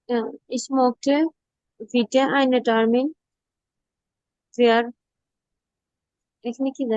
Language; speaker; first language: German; non-native, learner; Bangla